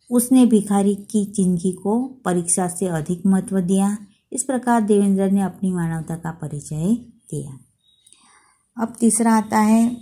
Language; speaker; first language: Hindi; non-native, local second language; Gujarati